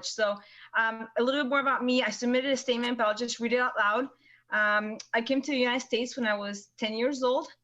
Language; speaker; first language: English; early bilingual, other home language; Spanish